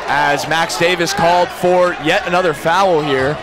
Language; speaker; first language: English; native; English